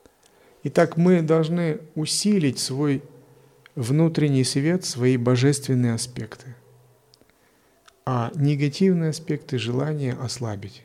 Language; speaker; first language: Russian; native; Russian